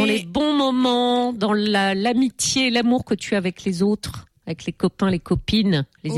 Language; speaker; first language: French; native; French